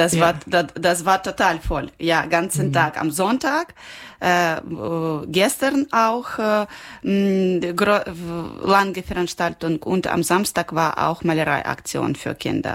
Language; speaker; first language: German; non-native, learner; Ukrainian